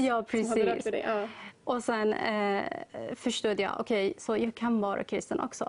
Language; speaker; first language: Swedish; non-native, learner; Persian